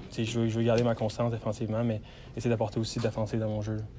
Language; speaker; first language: French; native; French